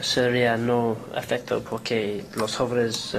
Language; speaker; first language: Spanish; non-native, learner; English